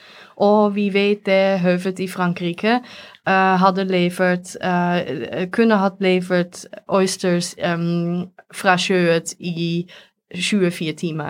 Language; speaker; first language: Norwegian; non-native, fluent; Dutch